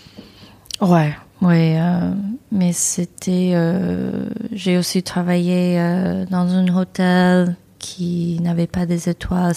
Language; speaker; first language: French; non-native, fluent; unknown